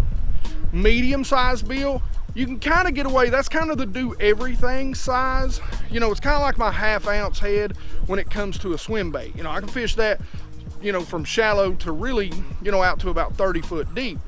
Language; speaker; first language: English; native; English